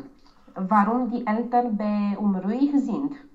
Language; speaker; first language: German; non-native, learner; Romanian